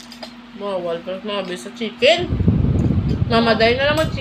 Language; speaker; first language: Filipino; non-native, local second language; Hiligaynon